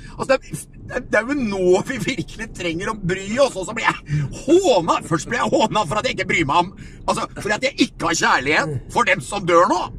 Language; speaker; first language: Norwegian; native; Norwegian